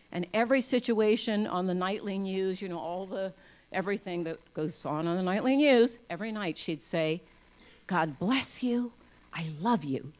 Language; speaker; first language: English; native; English